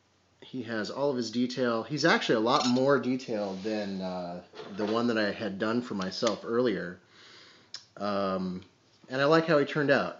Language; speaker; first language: English; native; English